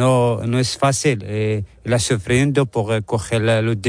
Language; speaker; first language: Spanish; non-native, learner; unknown